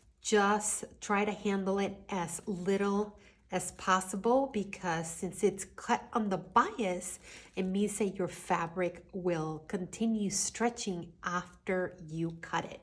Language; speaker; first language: English; native; English